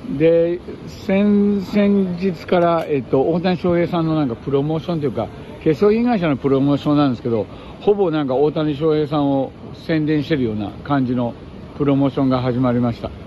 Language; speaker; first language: Japanese; native; Japanese